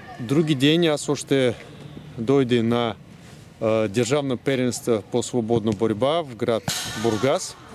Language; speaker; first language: Bulgarian; non-native, learner; Russian